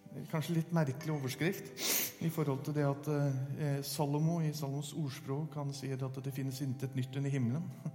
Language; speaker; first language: Norwegian; native; Norwegian